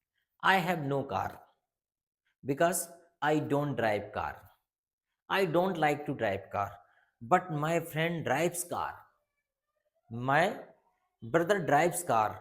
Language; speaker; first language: English; non-native, local second language; Hindi